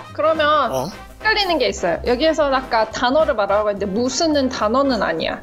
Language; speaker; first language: Korean; native; Korean